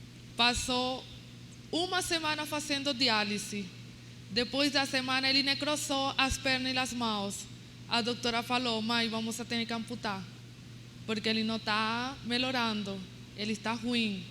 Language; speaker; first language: Portuguese; non-native, learner; Spanish